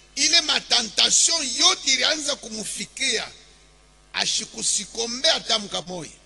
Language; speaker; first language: French; non-native, local second language; Swahili